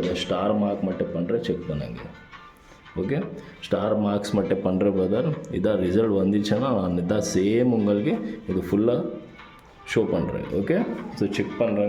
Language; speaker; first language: Tamil; non-native, learner; Kannada